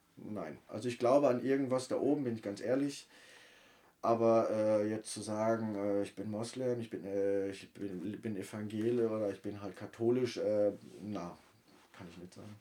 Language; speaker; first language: German; native; German